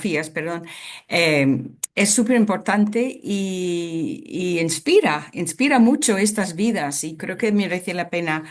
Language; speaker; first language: Spanish; non-native, fluent; English